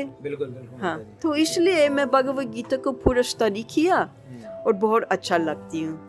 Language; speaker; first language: Hindi; non-native, fluent; English